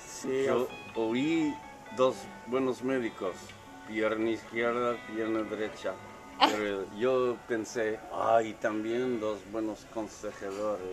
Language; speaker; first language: Spanish; non-native, learner; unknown